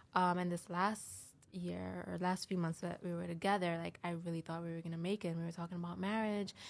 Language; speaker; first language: English; early bilingual, heritage; English